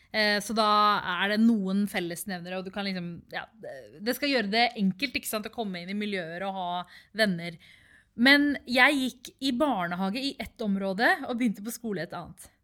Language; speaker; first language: Norwegian; early bilingual, other home language; Tamil